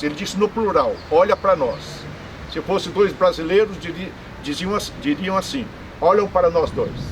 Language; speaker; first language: Portuguese; native; Portuguese